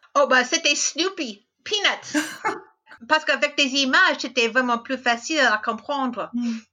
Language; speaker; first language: French; non-native, fluent; English